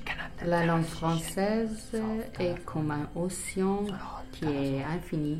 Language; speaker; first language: French; non-native, learner; Persian